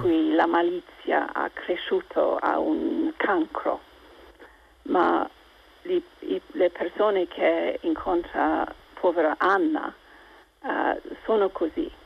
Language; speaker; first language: Italian; non-native, local second language; English